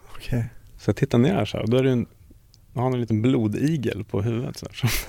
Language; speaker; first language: Swedish; native; Swedish